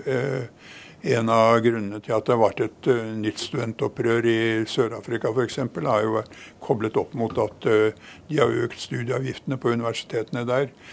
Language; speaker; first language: Norwegian; native; Norwegian